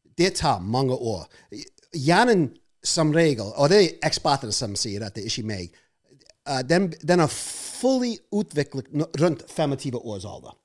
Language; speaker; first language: Norwegian; non-native, fluent; English